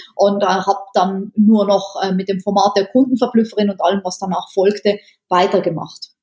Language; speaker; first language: German; native; German